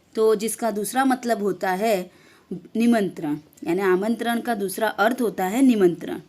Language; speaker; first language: Hindi; non-native, local second language; Gujarati